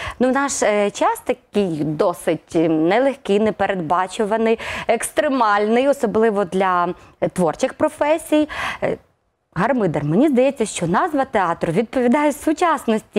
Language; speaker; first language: Ukrainian; native; Ukrainian